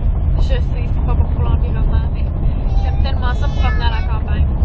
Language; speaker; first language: French; native; French